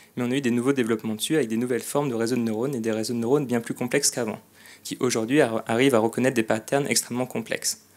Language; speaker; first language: French; native; French